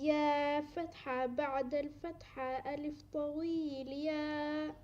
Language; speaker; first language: Arabic; non-native, learner; Somali